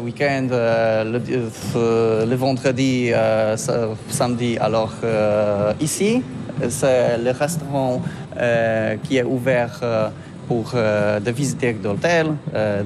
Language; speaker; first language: French; non-native, learner; Polish